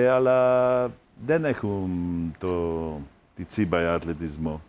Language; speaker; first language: Greek; non-native, fluent; Polish